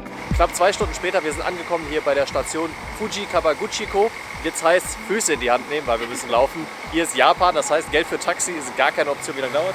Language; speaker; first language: German; native; German